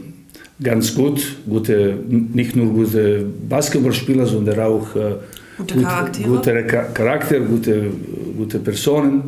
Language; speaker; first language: German; non-native, fluent; Serbian